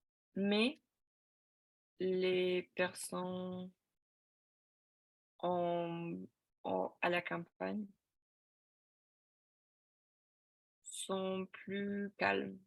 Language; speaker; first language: French; non-native, fluent; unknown